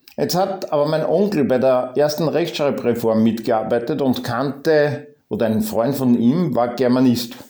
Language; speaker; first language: German; native; German